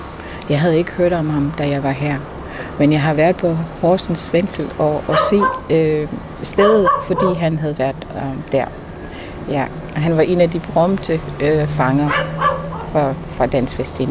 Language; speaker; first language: Danish; non-native, fluent; English